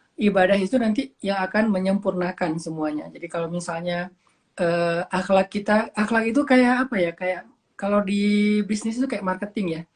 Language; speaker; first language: Indonesian; native; Indonesian